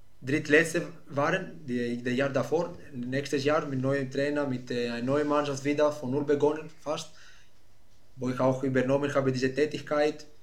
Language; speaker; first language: German; non-native, fluent; Greek